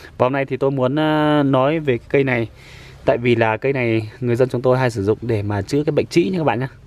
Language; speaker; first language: Vietnamese; non-native, local second language; Iu Mien